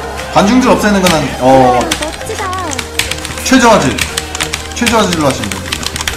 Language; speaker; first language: Korean; native; Korean